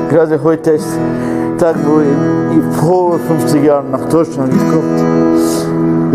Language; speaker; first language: German; non-native, fluent; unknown